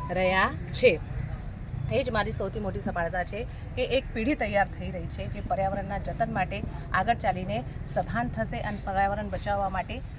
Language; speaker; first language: Gujarati; non-native, local second language; Marathi